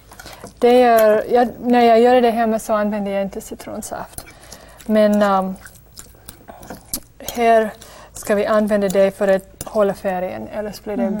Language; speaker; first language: Swedish; non-native, fluent; English